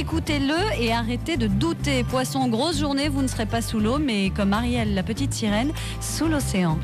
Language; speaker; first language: French; native; French